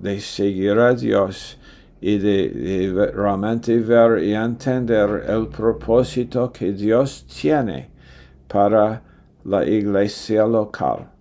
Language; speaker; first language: Spanish; non-native, fluent; English